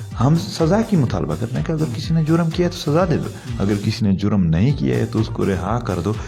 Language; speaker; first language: Urdu; non-native, local second language; Pashto